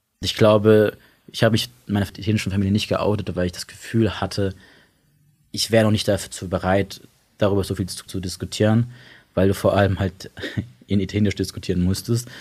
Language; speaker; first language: German; early bilingual, other home language; Italian